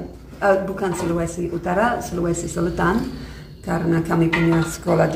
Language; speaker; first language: Indonesian; non-native, fluent; English